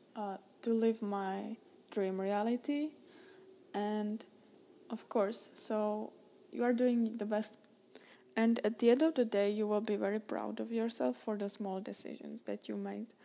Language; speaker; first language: English; non-native, fluent; Czech